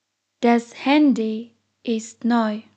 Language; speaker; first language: German; non-native, fluent; Slovak